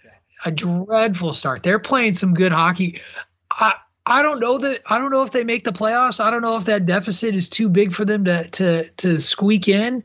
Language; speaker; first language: English; native; English